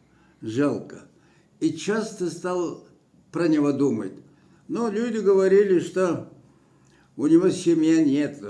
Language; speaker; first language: Russian; non-native, local second language; Kyrgyz